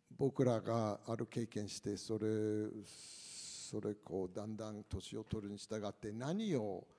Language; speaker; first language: Japanese; non-native, fluent; English